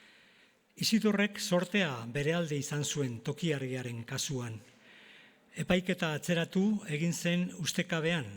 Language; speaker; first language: Basque; non-native, local second language; Spanish